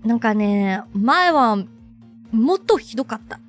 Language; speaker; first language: Japanese; non-native, fluent; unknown